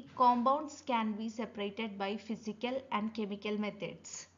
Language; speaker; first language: English; non-native, local second language; Malayalam